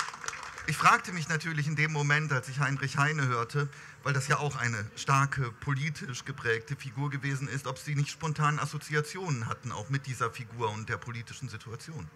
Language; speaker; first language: German; native; German